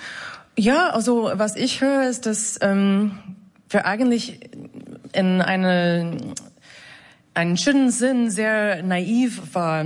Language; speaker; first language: German; non-native, fluent; English